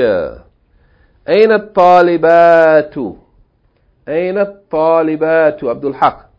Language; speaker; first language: Arabic; non-native, fluent; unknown